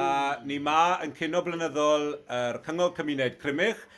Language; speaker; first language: Welsh; native; Welsh